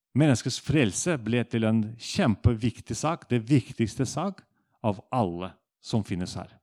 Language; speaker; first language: Norwegian; non-native, fluent; Russian